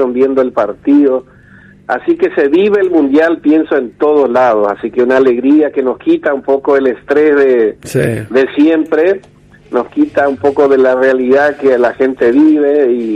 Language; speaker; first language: Spanish; non-native, local second language; Guarani